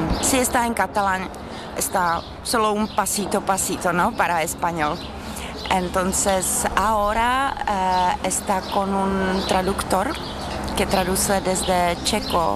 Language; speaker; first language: Spanish; non-native, learner; Czech